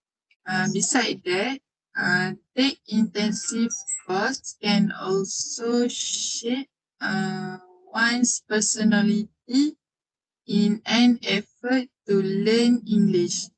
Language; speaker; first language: English; non-native, learner; Malay